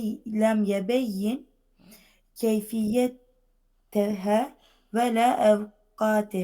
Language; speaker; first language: Arabic; non-native, fluent; Turkish